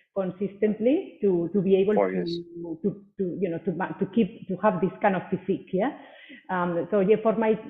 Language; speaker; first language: English; non-native, fluent; Spanish